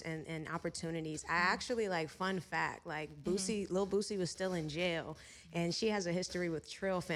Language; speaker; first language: English; native; English